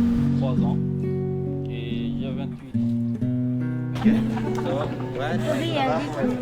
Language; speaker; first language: French; non-native, learner; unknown